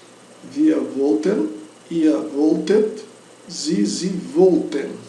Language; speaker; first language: German; non-native, learner; Portuguese